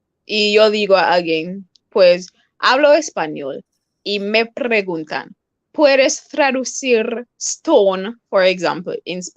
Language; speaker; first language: Spanish; non-native, fluent; English